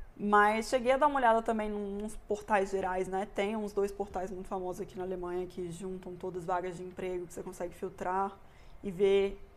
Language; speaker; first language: Portuguese; native; Portuguese